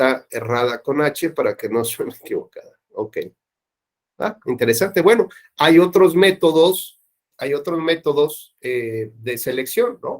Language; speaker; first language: Spanish; native; Spanish